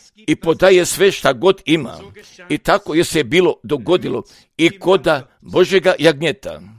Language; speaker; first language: Croatian; non-native, fluent; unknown